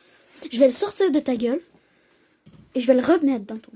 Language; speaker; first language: French; native; French